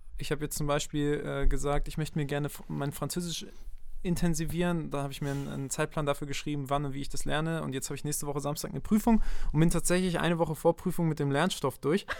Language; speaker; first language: German; native; German